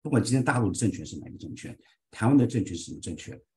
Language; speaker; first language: Chinese; early bilingual, heritage; Chinese